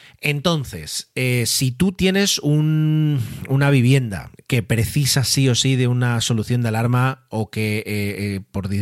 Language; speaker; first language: Spanish; native; Spanish